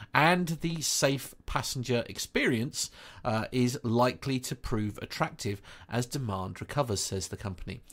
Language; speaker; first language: English; native; English